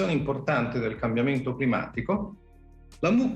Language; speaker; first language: Italian; native; Italian